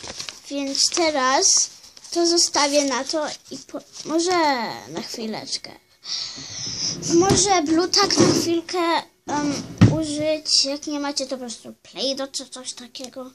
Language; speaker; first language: Polish; early bilingual, heritage; Polish